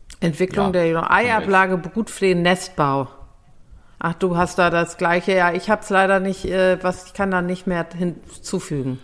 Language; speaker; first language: German; native; German